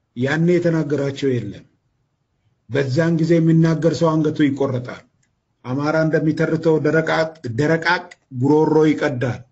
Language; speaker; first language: Amharic; non-native, local second language; Oromo